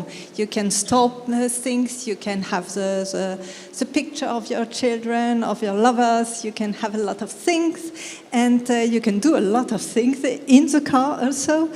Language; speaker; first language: English; non-native, fluent; French